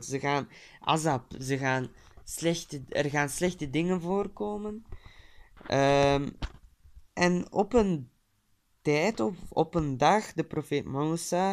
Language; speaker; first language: Dutch; early bilingual, other home language; Turkish